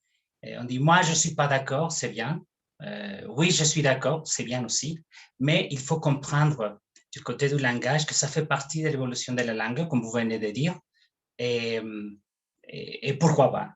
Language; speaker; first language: French; non-native, fluent; Spanish